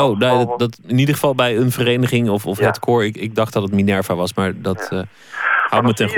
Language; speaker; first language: Dutch; native; Dutch